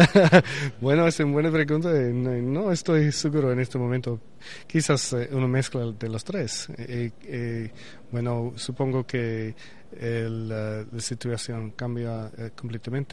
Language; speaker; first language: Spanish; non-native, learner; English